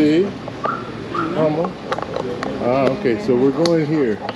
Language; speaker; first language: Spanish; non-native, learner; English